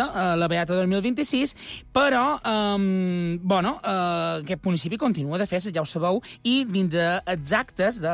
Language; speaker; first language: Catalan; native; Catalan